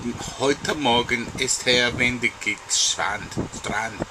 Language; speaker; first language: German; non-native, learner; English